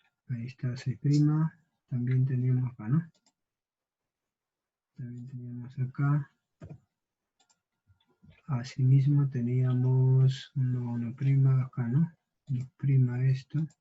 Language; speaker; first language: Spanish; native; Spanish